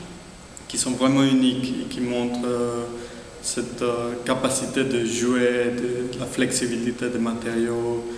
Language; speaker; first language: French; non-native, fluent; Spanish